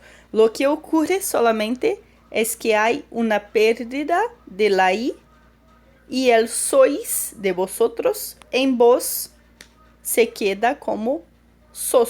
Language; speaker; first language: Spanish; non-native, fluent; Portuguese